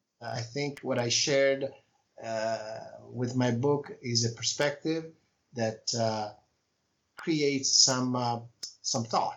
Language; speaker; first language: English; non-native, fluent; Italian